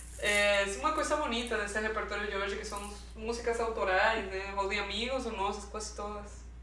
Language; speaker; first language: Portuguese; non-native, fluent; Spanish